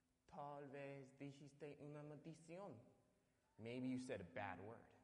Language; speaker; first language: Spanish; non-native, learner; English